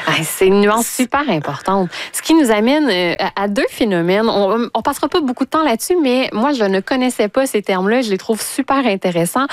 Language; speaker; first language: French; native; French